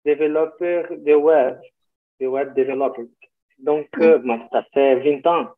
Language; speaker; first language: French; non-native, learner; Portuguese